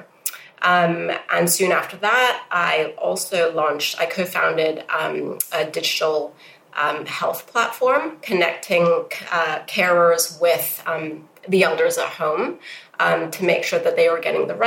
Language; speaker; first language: English; non-native, local second language; Cantonese